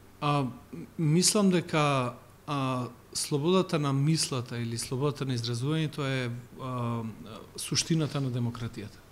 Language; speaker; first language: Macedonian; non-native, local second language; Albanian